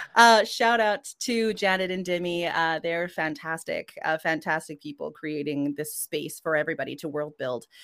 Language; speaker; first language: English; non-native, fluent; Norwegian